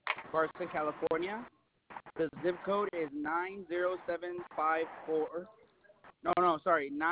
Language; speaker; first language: English; early bilingual, other home language; Spanish